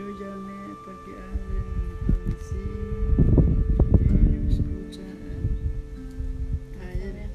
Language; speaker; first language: Spanish; non-native, local second language; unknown